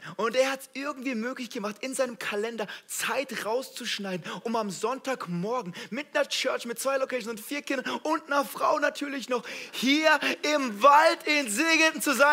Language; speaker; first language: German; native; German